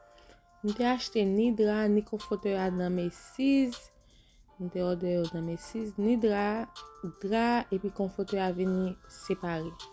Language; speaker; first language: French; non-native, local second language; Haitian Creole